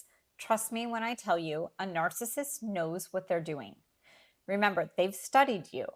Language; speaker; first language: English; native; English